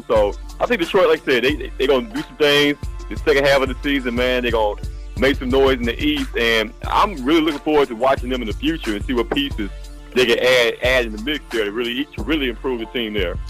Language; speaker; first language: English; native; English